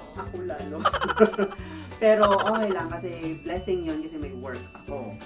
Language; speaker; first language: Filipino; non-native, local second language; Hiligaynon